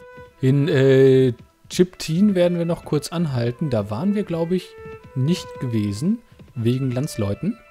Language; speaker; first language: German; native; German